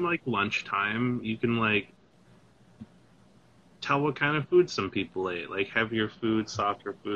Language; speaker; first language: English; native; English